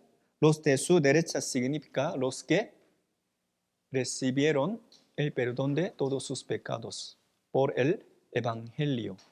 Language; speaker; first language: Spanish; non-native, fluent; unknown